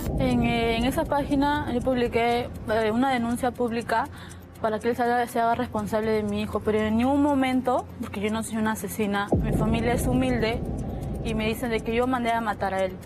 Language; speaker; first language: Spanish; native; Spanish